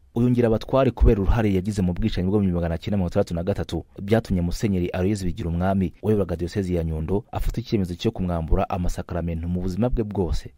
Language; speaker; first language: Kinyarwanda; native; Kinyarwanda